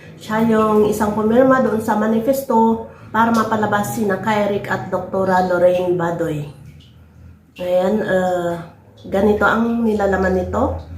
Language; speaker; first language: Filipino; native; Filipino